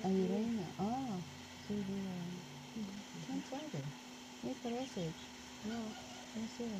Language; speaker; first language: Spanish; non-native, learner; English